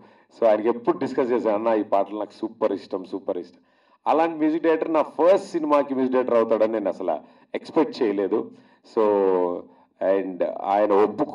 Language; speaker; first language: Telugu; native; Telugu